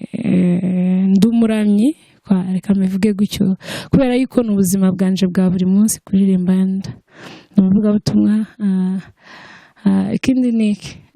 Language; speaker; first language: Kinyarwanda; early bilingual, heritage; Kinyarwanda